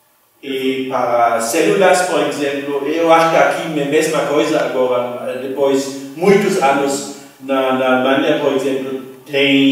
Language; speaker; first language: Portuguese; non-native, fluent; German